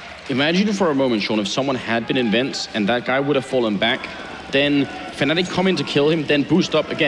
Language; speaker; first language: English; non-native, fluent; Swedish